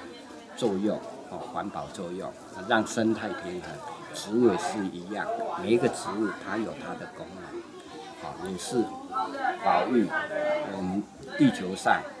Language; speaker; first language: Chinese; native; Chinese